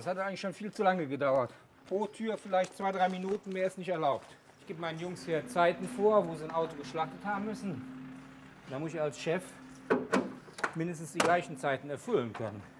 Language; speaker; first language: German; native; German